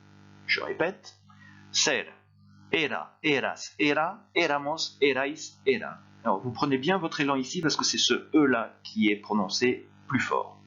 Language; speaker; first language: French; native; French